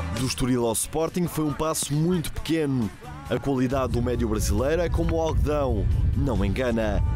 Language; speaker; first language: Portuguese; native; Portuguese